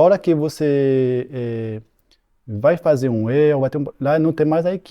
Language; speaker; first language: Portuguese; non-native, fluent; French